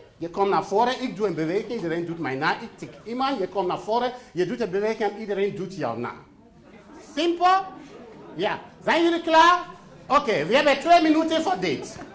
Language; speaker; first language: Dutch; non-native, fluent; English